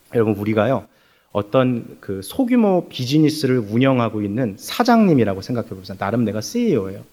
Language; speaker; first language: Korean; native; Korean